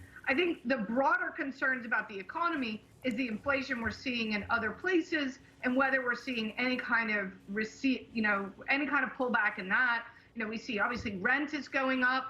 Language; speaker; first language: English; native; English